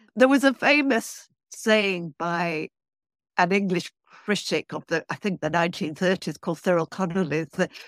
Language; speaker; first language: English; native; English